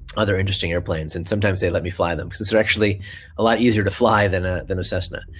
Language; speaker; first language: English; native; English